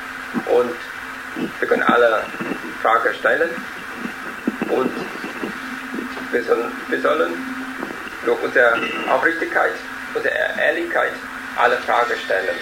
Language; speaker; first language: German; non-native, learner; Vietnamese